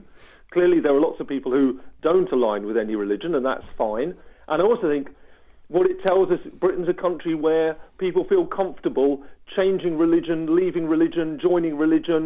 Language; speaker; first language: English; native; English